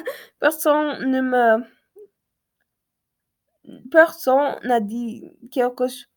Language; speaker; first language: French; non-native, learner; English